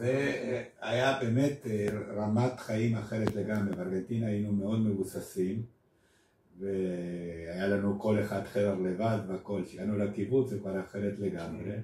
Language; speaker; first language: Hebrew; non-native, fluent; Spanish